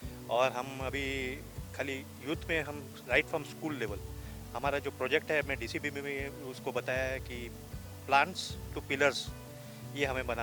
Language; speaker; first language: Hindi; native; Hindi